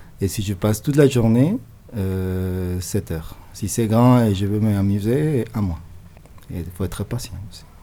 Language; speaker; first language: French; non-native, fluent; Spanish